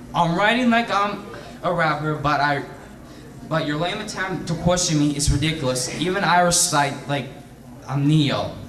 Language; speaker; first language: English; native; English